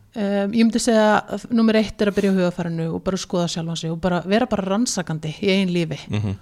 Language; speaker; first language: Icelandic; early bilingual, heritage; Icelandic